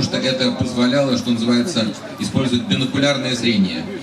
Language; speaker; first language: Russian; native; Russian